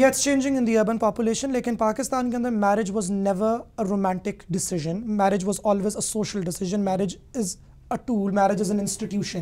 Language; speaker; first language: English; non-native, local second language; Hindi